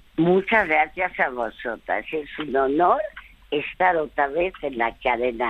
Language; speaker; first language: Spanish; early bilingual, other home language; French